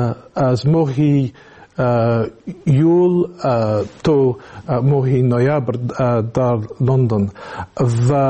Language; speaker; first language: Tajik; non-native, learner; English